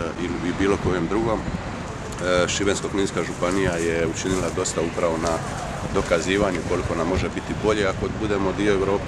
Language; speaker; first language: Croatian; native; Croatian